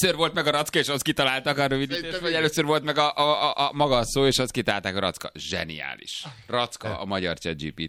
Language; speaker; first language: Hungarian; native; Hungarian